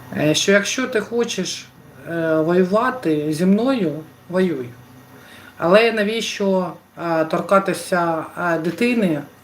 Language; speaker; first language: Ukrainian; non-native, local second language; Russian